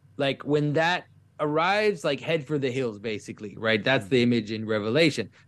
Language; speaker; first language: English; non-native, fluent; French